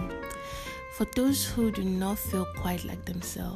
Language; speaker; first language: English; non-native, local second language; Yoruba